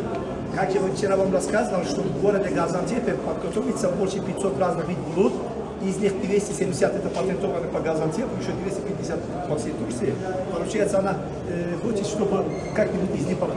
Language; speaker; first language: Russian; non-native, fluent; Turkish